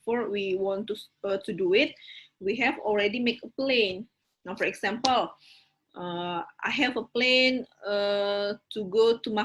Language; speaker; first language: English; non-native, fluent; Indonesian